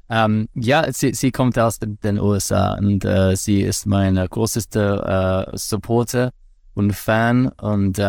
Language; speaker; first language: German; non-native, learner; English